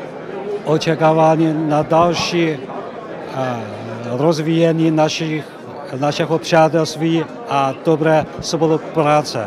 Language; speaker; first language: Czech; non-native, learner; Chinese